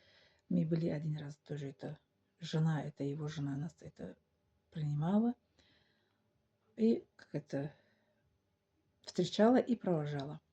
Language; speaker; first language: Russian; non-native, local second language; Tajik